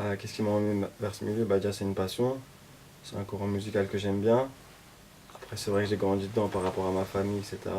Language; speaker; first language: French; native; French